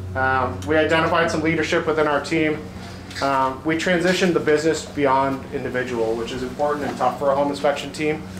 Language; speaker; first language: English; native; English